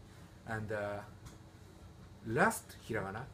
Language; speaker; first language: English; non-native, learner; Japanese